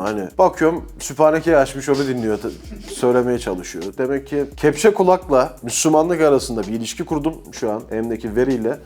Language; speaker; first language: Turkish; native; Turkish